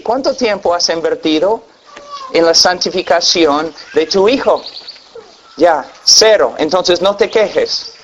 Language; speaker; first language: Spanish; non-native, fluent; English